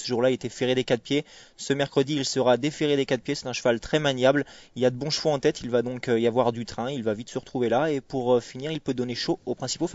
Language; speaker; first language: French; native; French